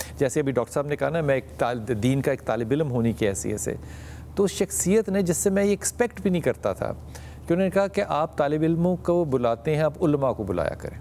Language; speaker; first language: Urdu; native; Urdu